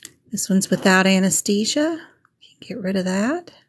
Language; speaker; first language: English; native; English